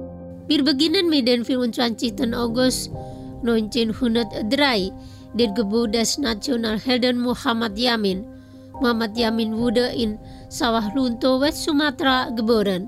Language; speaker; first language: German; non-native, fluent; Indonesian